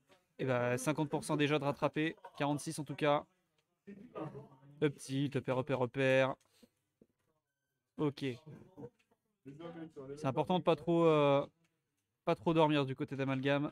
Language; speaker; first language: French; native; French